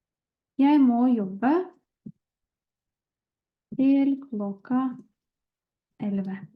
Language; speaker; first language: Norwegian; non-native, fluent; Lithuanian